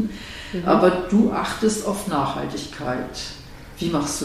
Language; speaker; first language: German; native; German